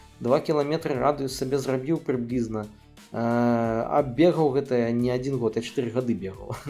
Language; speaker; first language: Belarusian; native; Belarusian